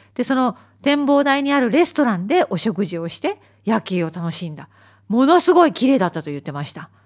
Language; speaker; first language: Japanese; native; Japanese